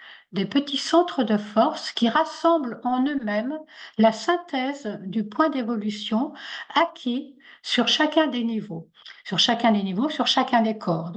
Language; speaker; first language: French; native; French